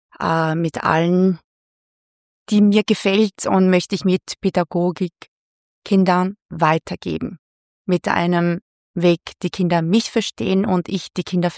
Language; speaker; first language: German; non-native, fluent; Chinese